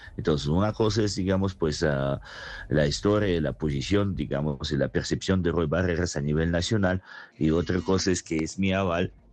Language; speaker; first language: Spanish; non-native, fluent; Russian